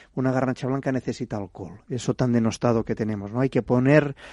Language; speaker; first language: Spanish; native; Spanish